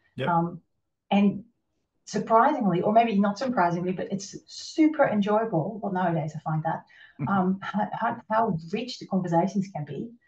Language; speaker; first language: English; non-native, fluent; Dutch